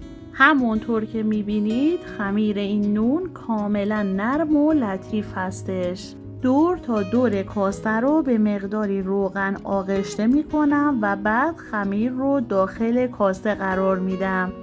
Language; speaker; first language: Persian; native; Persian